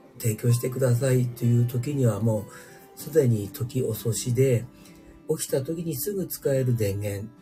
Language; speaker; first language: Japanese; native; Japanese